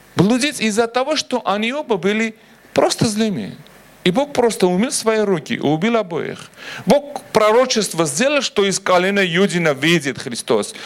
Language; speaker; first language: Russian; non-native, local second language; Armenian